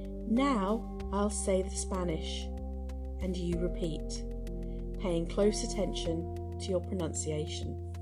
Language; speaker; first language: English; native; English